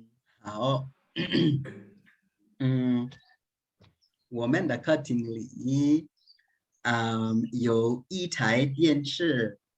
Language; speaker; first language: Chinese; non-native, learner; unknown